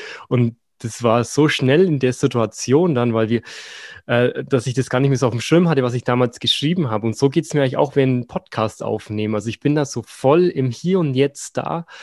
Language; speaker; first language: German; native; German